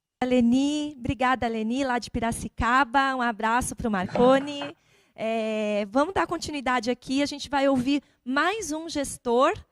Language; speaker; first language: Portuguese; native; Portuguese